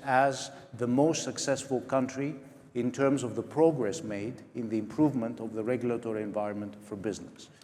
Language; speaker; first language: English; non-native, local second language; Greek